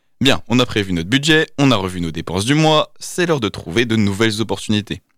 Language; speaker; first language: French; native; French